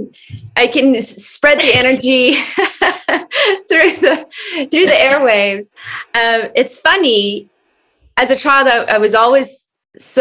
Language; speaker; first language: English; native; English